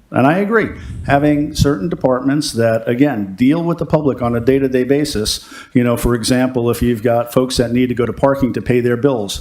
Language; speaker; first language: English; native; English